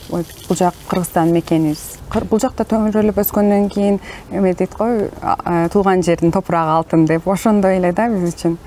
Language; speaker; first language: Kyrgyz; non-native, local second language; Turkish